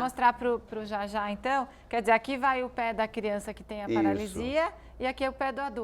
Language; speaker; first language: Portuguese; native; Portuguese